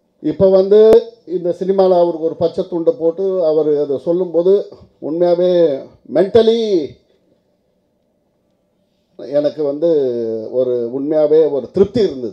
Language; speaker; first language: Tamil; native; Tamil